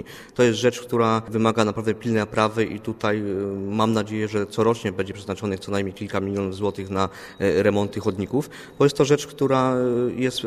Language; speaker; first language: Polish; native; Polish